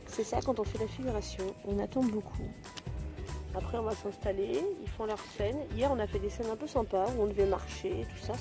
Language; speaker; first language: French; native; French